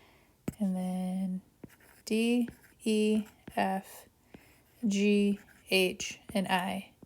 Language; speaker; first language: English; native; English